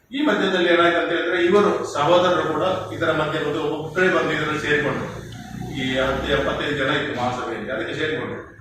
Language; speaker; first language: Kannada; non-native, local second language; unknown